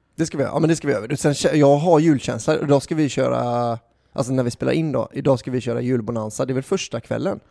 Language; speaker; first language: Swedish; native; Swedish